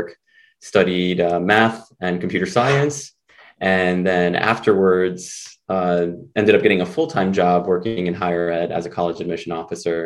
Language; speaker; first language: English; early bilingual, other home language; Spanish